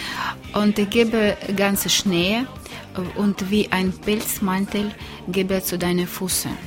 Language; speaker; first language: German; non-native, learner; Russian